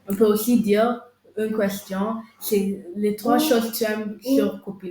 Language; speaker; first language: French; non-native, local second language; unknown